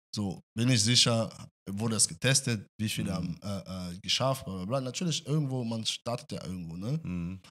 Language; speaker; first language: German; non-native, fluent; French